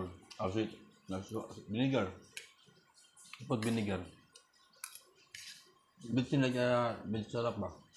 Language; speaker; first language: English; non-native, learner; Cebuano